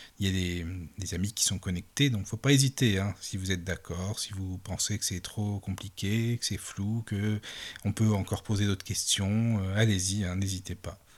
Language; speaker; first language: French; native; French